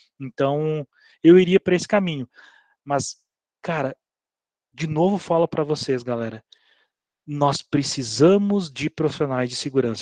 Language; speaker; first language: Portuguese; native; Portuguese